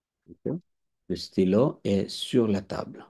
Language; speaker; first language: French; non-native, fluent; Bangla